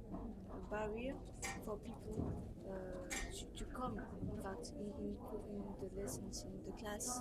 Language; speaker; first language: English; non-native, fluent; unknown